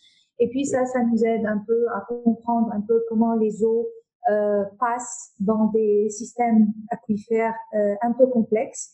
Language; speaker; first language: French; non-native, local second language; Arabic